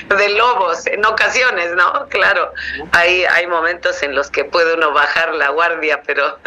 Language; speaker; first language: Spanish; native; Spanish